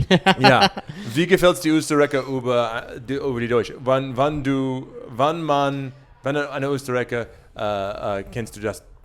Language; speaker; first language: German; non-native, learner; English